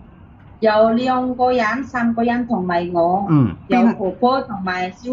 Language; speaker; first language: Cantonese; non-native, learner; Indonesian